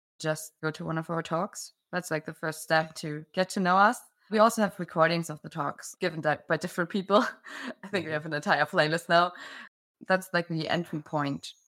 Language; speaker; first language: English; non-native, fluent; German